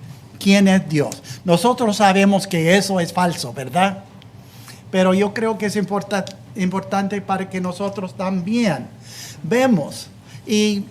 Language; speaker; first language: Spanish; non-native, fluent; English